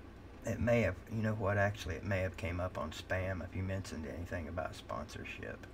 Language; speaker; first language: English; native; English